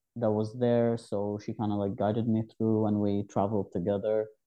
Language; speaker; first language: English; non-native, fluent; Arabic